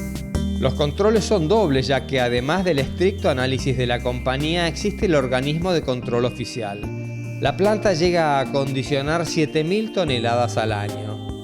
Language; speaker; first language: Spanish; native; Spanish